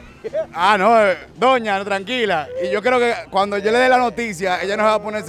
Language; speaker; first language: Spanish; native; Spanish